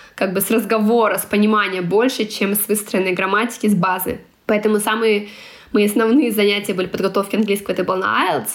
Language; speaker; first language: Russian; non-native, local second language; Tatar